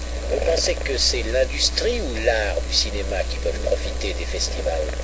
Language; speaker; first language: French; native; French